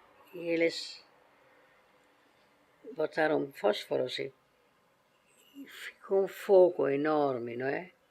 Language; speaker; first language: Portuguese; non-native, fluent; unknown